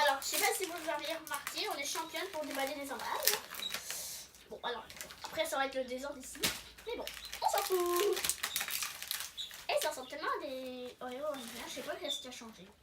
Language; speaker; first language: French; native; French